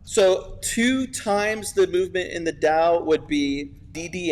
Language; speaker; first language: English; native; English